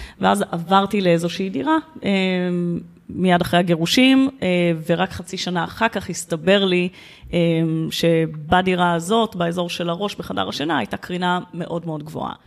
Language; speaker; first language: Hebrew; native; Hebrew